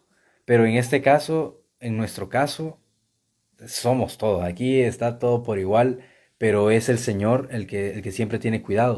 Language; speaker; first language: Spanish; native; Spanish